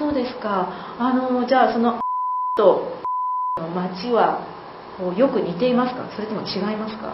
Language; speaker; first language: Japanese; native; Japanese